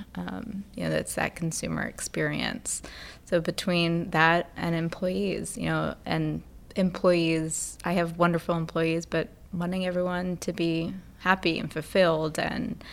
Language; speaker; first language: English; native; English